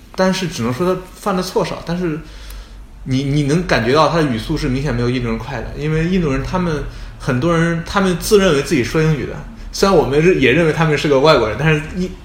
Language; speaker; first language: Chinese; native; Chinese